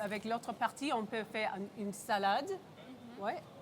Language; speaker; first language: French; non-native, local second language; English